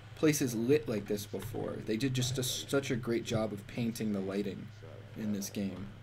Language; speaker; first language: English; native; English